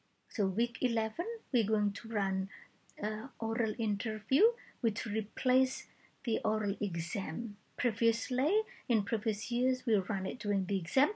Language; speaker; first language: English; non-native, fluent; Indonesian